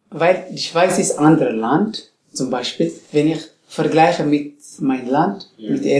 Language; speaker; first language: German; non-native, learner; Tigrinya